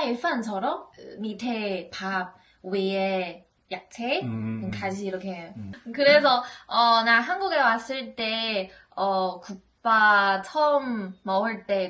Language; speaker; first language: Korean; non-native, learner; Chinese